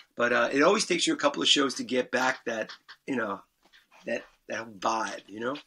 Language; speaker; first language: English; native; English